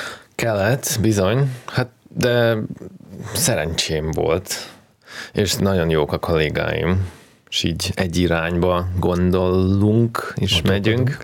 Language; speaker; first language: Hungarian; non-native, fluent; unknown